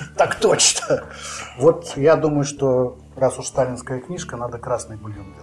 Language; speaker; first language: Russian; native; Russian